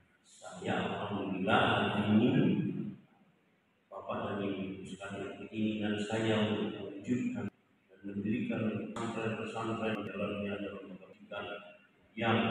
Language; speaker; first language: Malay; non-native, local second language; Javanese